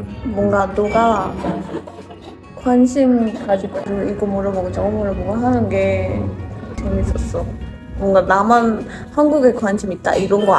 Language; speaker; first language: Korean; non-native, fluent; Nepali